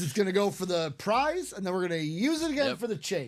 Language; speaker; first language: English; native; English